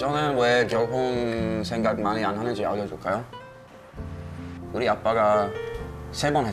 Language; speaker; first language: Korean; non-native, fluent; English